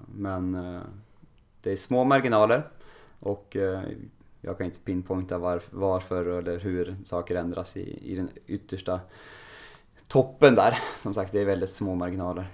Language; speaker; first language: Swedish; native; Swedish